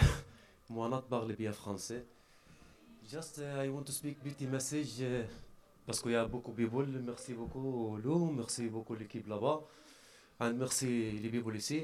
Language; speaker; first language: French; non-native, learner; Arabic